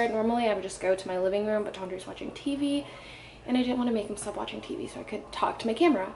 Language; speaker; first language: English; native; English